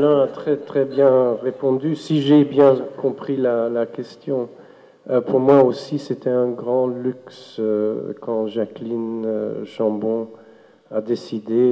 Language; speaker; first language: French; non-native, fluent; German